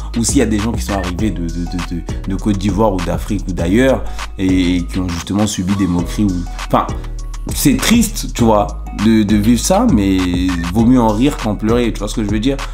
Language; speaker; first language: French; early bilingual, other home language; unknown